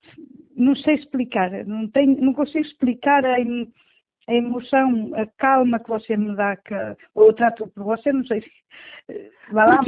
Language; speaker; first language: Portuguese; early bilingual, heritage; Portuguese